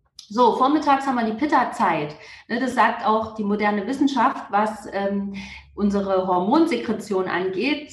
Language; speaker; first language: German; native; German